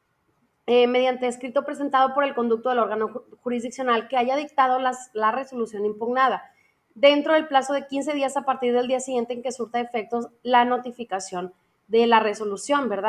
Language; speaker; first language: Spanish; native; Spanish